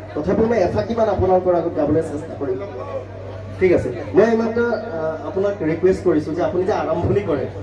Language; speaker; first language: Assamese; non-native, local second language; Sylheti